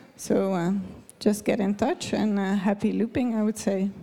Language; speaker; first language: English; non-native, fluent; Dutch